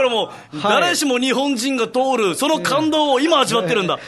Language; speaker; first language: Japanese; native; Japanese